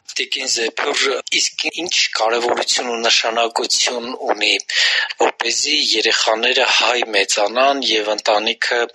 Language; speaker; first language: Armenian; native; Armenian